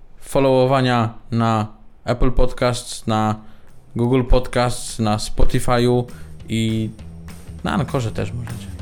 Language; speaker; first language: Polish; native; Polish